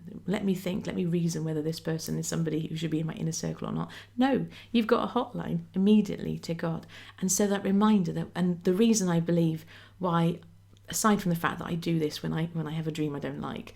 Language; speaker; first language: English; native; English